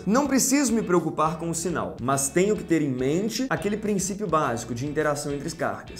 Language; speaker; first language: Portuguese; native; Portuguese